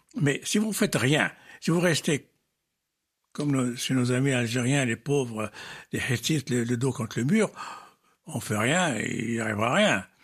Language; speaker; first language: French; non-native, local second language; Arabic